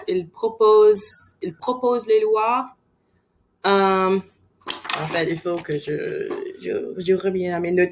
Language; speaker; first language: French; non-native, fluent; English